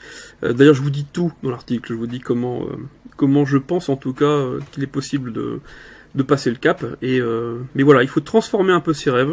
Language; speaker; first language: French; native; French